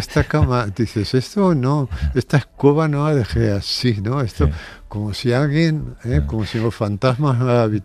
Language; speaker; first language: Spanish; native; Spanish